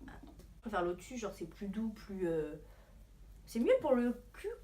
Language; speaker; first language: French; native; French